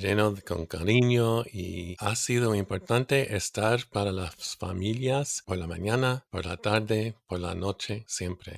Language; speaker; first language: Spanish; non-native, fluent; English